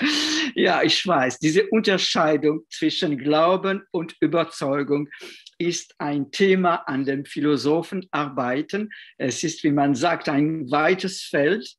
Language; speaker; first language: German; non-native, fluent; French